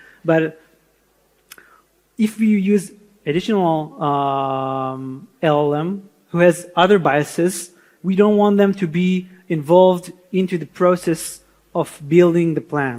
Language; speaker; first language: English; non-native, fluent; Hebrew